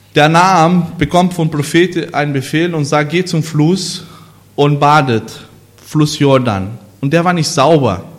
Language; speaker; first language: German; non-native, learner; Portuguese